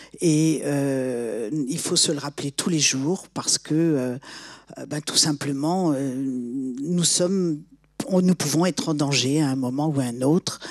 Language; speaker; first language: French; native; French